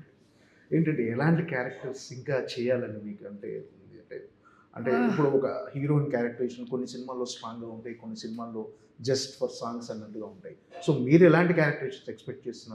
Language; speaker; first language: Telugu; native; Telugu